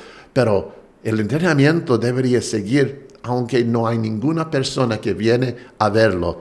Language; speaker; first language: Spanish; non-native, fluent; English